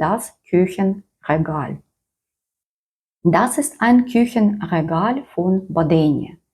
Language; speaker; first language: German; non-native, fluent; Ukrainian